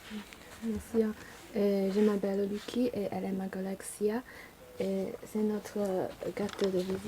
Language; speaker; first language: French; non-native, learner; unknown